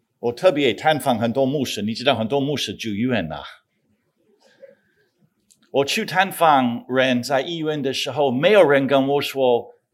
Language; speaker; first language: Chinese; non-native, fluent; English